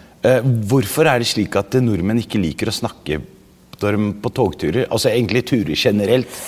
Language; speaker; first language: Norwegian; early bilingual, other home language; Arabic